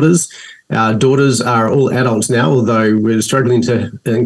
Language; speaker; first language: English; native; English